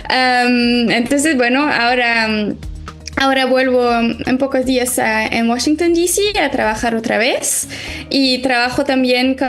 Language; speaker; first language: Spanish; non-native, fluent; French